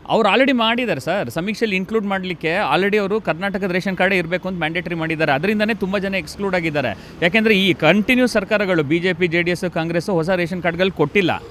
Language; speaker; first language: Kannada; non-native, local second language; Telugu